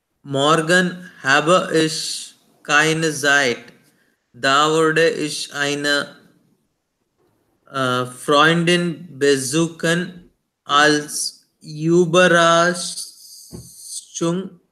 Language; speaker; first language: German; non-native, learner; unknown